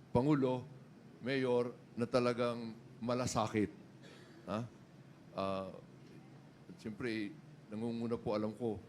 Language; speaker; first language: Filipino; native; Filipino